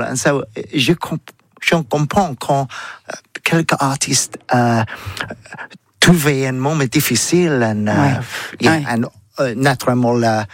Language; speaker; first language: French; non-native, learner; English